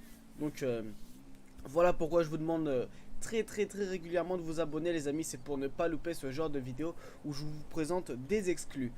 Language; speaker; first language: French; native; French